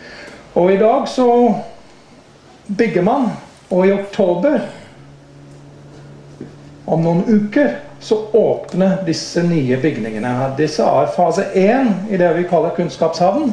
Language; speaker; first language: Norwegian; non-native, fluent; English